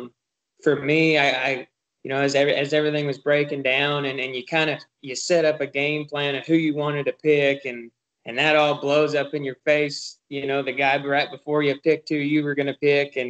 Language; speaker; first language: English; native; English